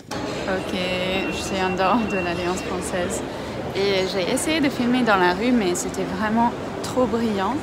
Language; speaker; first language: French; non-native, fluent; English